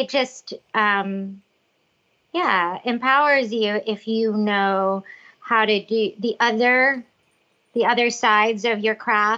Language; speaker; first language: English; non-native, local second language; Cebuano